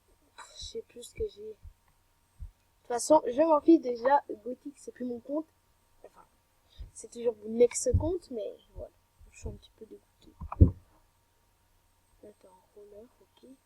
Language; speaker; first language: French; native; French